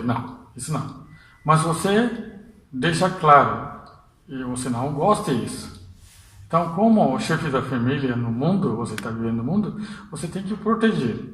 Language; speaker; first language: Portuguese; non-native, fluent; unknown